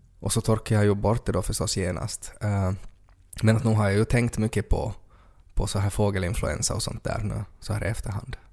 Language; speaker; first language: Swedish; native; Swedish